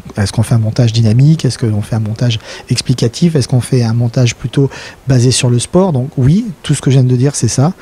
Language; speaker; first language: French; native; French